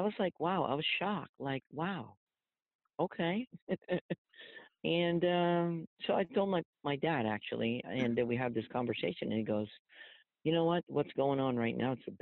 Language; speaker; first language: English; non-native, local second language; Filipino